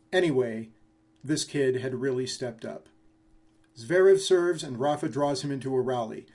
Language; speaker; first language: English; native; English